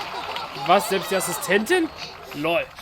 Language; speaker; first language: German; native; German